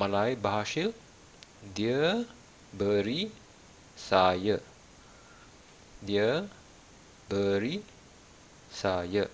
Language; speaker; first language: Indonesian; non-native, fluent; Malayalam